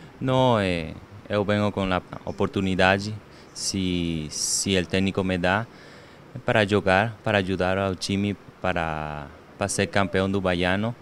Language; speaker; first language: Portuguese; non-native, learner; Spanish